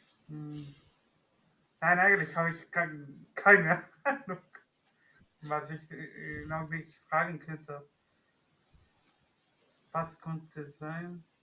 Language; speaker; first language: German; non-native, learner; Spanish